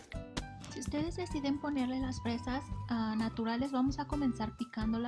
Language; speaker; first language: Spanish; native; Spanish